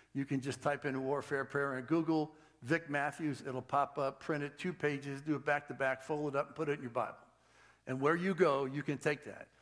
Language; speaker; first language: English; native; English